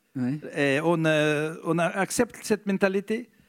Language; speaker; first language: French; non-native, fluent; Russian